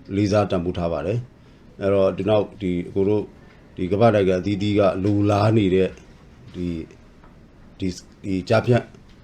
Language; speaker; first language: Burmese; non-native, local second language; S'gaw Karen